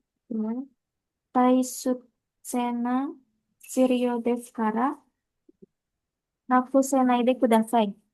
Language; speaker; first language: Japanese; non-native, learner; Indonesian